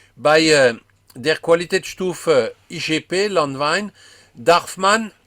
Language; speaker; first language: German; non-native, fluent; French